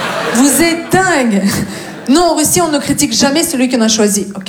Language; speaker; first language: French; non-native, fluent; Russian